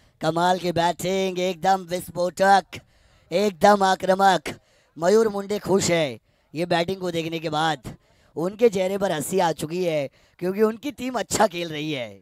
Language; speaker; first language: Hindi; non-native, local second language; Marathi